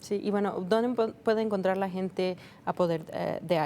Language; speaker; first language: Spanish; native; Spanish